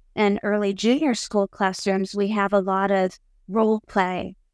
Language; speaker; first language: English; native; English